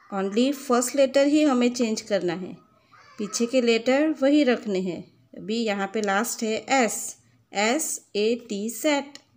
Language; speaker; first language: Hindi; non-native, local second language; Gujarati